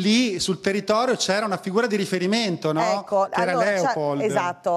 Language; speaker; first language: Italian; native; Italian